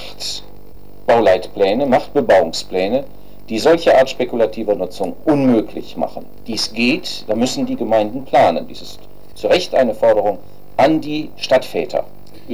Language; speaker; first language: German; native; German